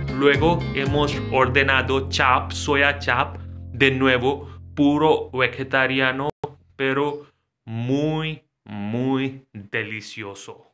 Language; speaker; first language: Spanish; non-native, fluent; Hindi